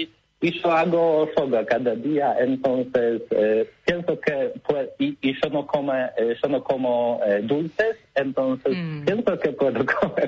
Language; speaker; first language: Spanish; non-native, learner; Polish